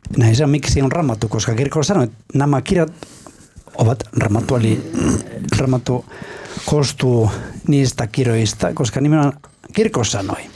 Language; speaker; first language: Finnish; non-native, fluent; Spanish